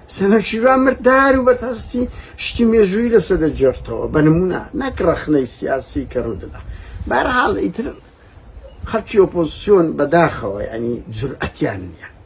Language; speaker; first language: Central Kurdish; native; Central Kurdish